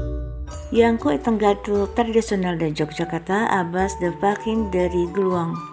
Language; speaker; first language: French; non-native, fluent; Indonesian